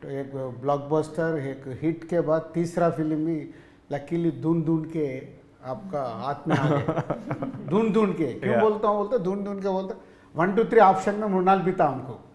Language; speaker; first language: Hindi; non-native, local second language; Telugu